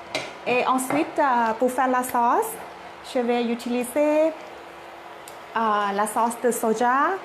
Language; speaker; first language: French; non-native, learner; Thai